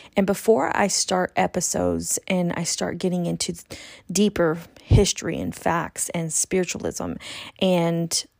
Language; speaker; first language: English; native; English